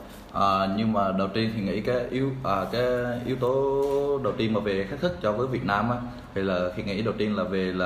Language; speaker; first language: Vietnamese; native; Vietnamese